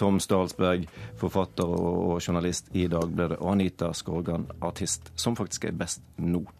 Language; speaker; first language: Norwegian; native; Norwegian